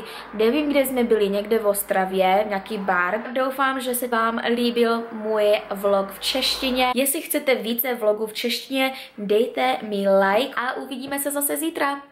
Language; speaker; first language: Czech; early bilingual, heritage; Czech